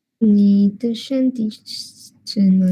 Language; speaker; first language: Chinese; non-native, learner; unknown